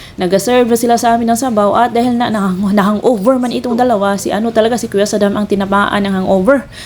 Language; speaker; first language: Filipino; non-native, local second language; Cebuano